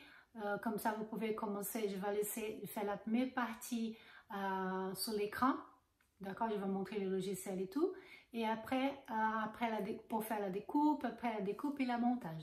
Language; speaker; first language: French; non-native, fluent; Portuguese